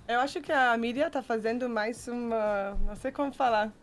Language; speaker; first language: Portuguese; non-native, fluent; English